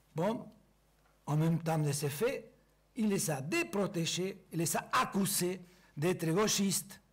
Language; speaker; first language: French; non-native, fluent; Spanish